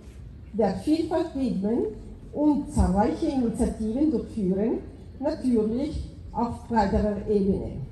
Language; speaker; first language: German; non-native, fluent; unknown